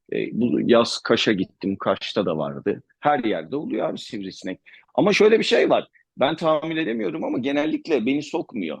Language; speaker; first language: Turkish; native; Turkish